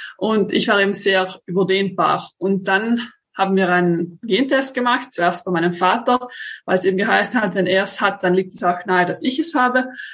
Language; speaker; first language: German; native; German